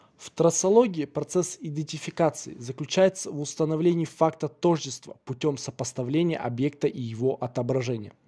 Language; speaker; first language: Russian; non-native, local second language; Kazakh